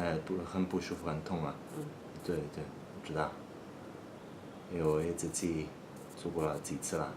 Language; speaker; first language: Chinese; non-native, learner; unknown